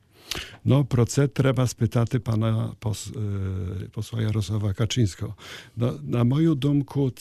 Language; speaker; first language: Ukrainian; non-native, learner; Polish